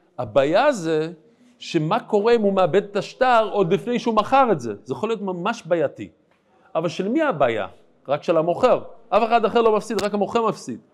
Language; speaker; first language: Hebrew; non-native, fluent; English